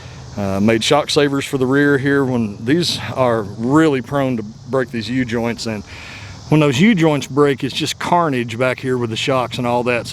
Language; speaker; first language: English; native; English